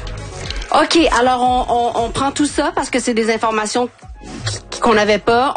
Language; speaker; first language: French; native; French